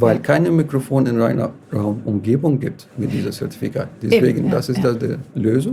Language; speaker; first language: German; non-native, fluent; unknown